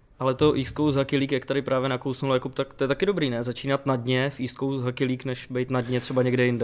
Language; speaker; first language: Czech; native; Czech